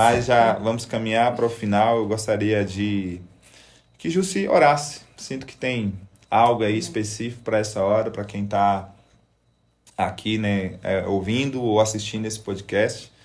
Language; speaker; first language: Portuguese; native; Portuguese